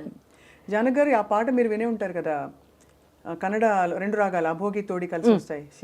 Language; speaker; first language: Telugu; native; Telugu